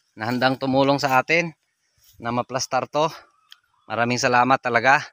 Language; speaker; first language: Filipino; non-native, local second language; Cebuano